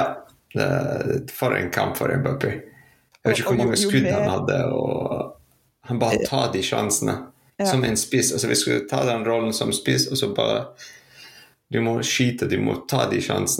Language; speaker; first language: Norwegian; non-native, fluent; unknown